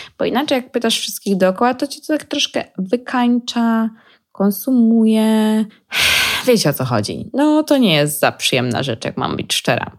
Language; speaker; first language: Polish; early bilingual, heritage; Polish